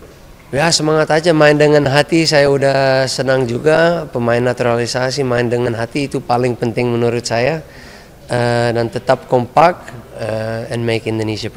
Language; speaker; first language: Indonesian; early bilingual, heritage; Dutch